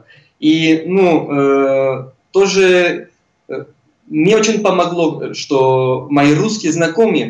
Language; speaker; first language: Russian; non-native, fluent; Spanish